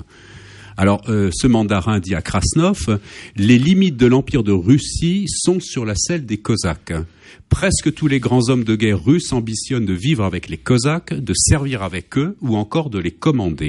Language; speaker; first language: French; native; French